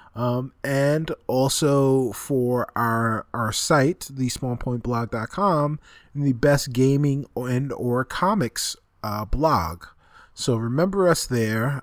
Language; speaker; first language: English; native; English